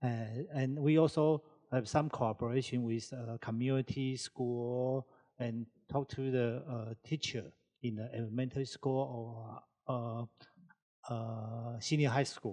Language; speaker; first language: English; non-native, learner; Chinese